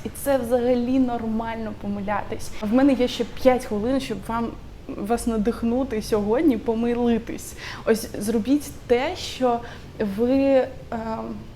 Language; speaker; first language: Ukrainian; non-native, local second language; Russian